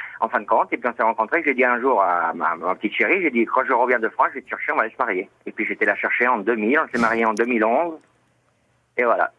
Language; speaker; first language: French; native; French